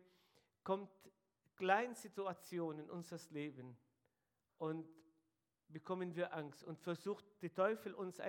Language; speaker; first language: German; non-native, fluent; Arabic